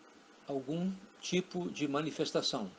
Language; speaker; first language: Portuguese; native; Portuguese